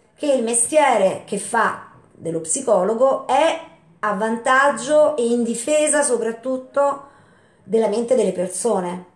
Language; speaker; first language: Italian; native; Italian